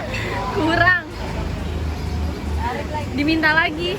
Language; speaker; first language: Indonesian; native; Indonesian